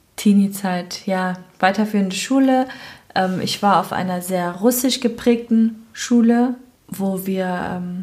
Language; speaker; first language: German; native; German